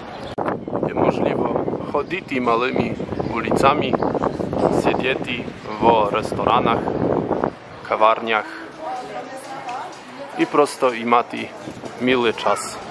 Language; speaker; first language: Polish; non-native, learner; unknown